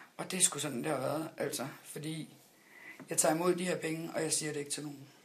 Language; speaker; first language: Danish; native; Danish